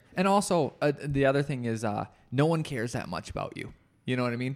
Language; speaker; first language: English; native; English